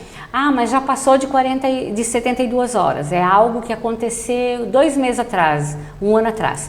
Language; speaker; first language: Portuguese; native; Portuguese